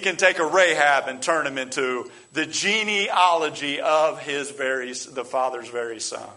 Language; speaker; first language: English; native; English